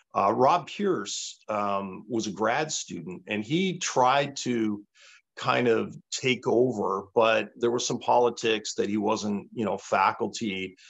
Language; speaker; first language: English; native; English